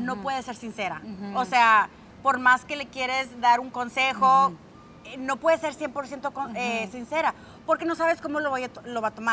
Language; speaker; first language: Spanish; early bilingual, other home language; English